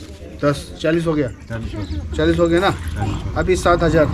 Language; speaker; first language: Hindi; non-native, local second language; Tibetan